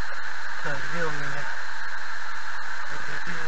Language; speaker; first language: Russian; native; Russian